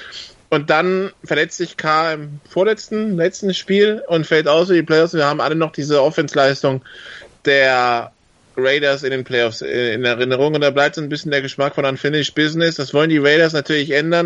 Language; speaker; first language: German; native; German